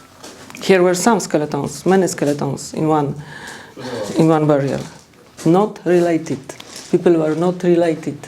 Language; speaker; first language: English; non-native, fluent; Polish